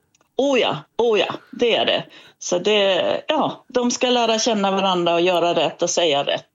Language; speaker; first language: Swedish; native; Swedish